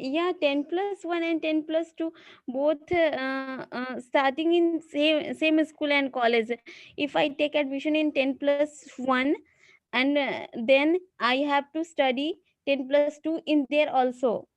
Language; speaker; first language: English; non-native, learner; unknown